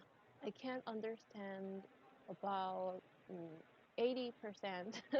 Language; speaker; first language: English; non-native, learner; Korean